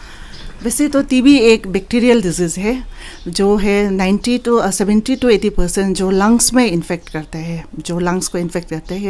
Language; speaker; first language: Hindi; non-native, local second language; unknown